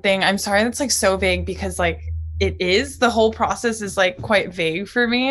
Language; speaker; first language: English; early bilingual, other home language; Japanese